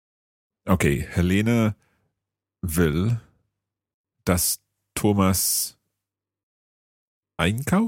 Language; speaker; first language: German; non-native, learner; English